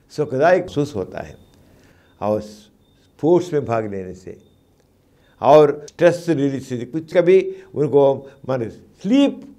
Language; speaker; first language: Hindi; non-native, local second language; Telugu